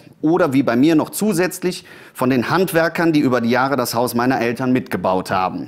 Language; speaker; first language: German; native; German